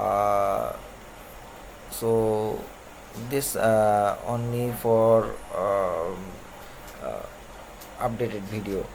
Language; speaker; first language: English; non-native, learner; Bangla